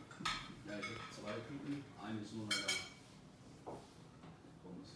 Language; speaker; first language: German; native; German